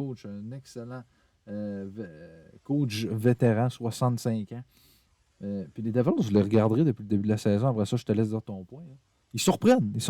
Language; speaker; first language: French; native; French